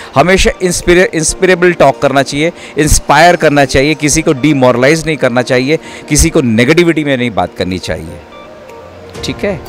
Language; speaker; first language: Hindi; native; Hindi